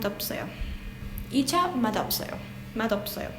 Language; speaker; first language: Korean; non-native, learner; Hungarian